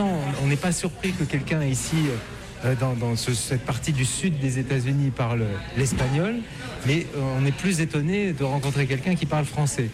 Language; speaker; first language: French; native; French